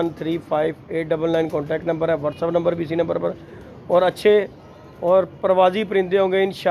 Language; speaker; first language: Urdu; non-native, local second language; Punjabi